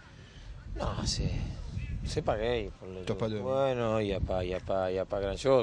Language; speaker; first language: French; non-native, learner; Spanish